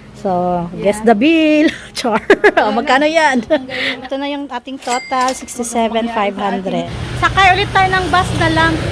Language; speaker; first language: Filipino; non-native, local second language; Cebuano